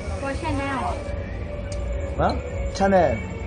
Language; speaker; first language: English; non-native, learner; Korean